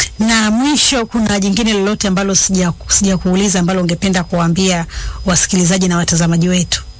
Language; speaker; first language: Swahili; native; Swahili